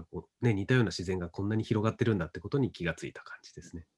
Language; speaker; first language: Japanese; native; Japanese